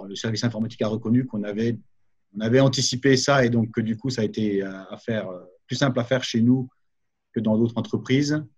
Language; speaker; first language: French; native; French